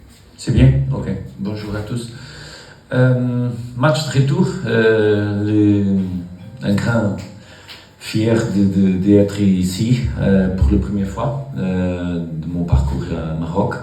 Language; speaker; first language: French; non-native, learner; Portuguese